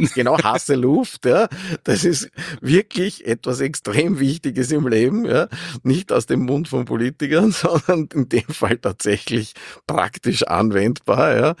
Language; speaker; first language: German; native; German